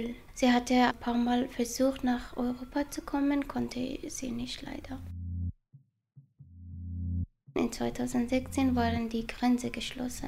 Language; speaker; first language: German; non-native, learner; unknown